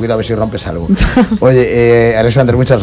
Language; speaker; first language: Spanish; native; Spanish